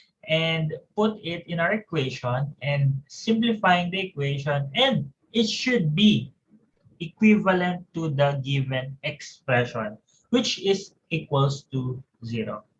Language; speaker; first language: English; non-native, local second language; Filipino